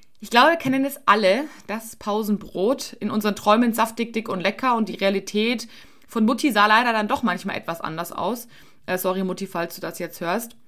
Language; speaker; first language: German; native; German